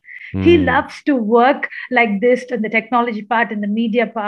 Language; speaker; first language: English; non-native, local second language; Malayalam